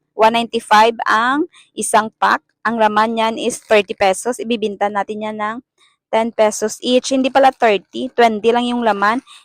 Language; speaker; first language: Filipino; non-native, local second language; Cebuano